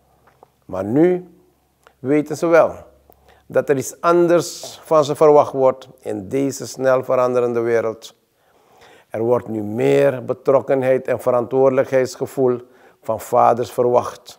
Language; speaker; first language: Dutch; native; Dutch